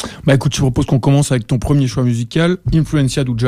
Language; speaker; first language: French; native; French